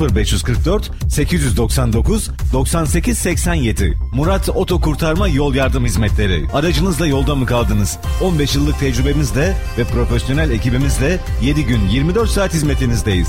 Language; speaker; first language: Turkish; native; Turkish